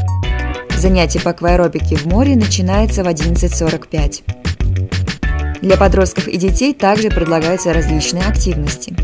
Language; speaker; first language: Russian; native; Russian